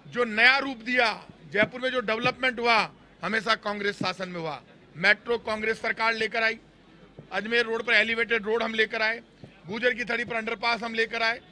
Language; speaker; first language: Hindi; native; Hindi